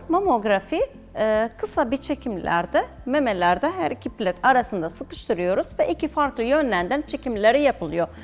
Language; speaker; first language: Turkish; non-native, fluent; Arabic